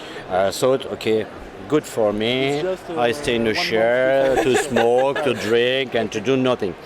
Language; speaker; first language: English; non-native, fluent; French